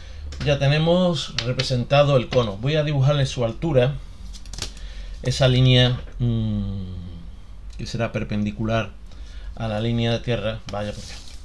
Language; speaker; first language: Spanish; native; Spanish